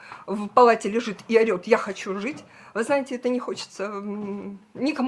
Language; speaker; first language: Russian; native; Russian